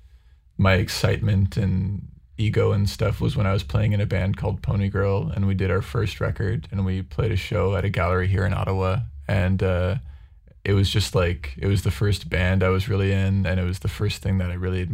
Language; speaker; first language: English; native; English